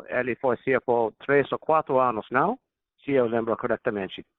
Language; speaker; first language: Portuguese; non-native, fluent; English